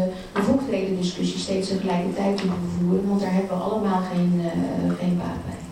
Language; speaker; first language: Dutch; native; Dutch